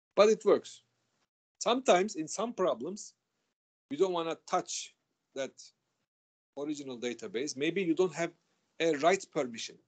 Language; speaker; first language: English; non-native, fluent; Turkish